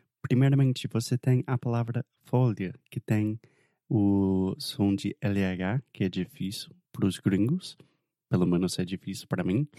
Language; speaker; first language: Portuguese; non-native, fluent; English